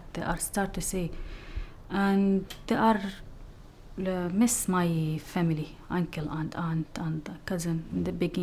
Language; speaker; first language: English; non-native, learner; Arabic